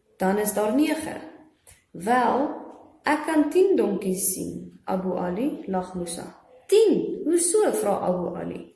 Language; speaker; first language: Afrikaans; non-native, local second language; English